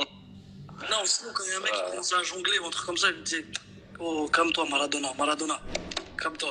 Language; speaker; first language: French; native; French